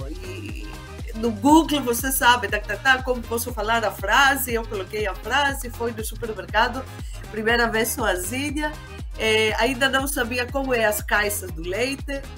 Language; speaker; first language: Portuguese; non-native, fluent; Greek